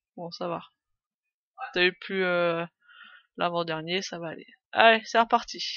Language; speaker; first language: French; native; French